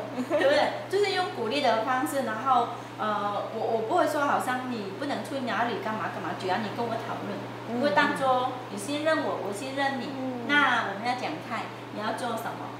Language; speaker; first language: Chinese; non-native, fluent; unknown